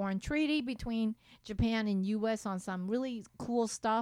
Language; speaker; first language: English; non-native, fluent; Japanese